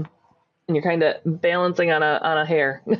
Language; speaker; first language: English; native; English